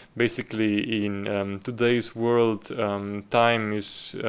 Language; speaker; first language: English; non-native, fluent; Slovenian